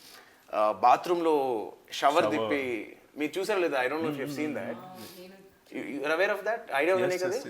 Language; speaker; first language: Telugu; native; Telugu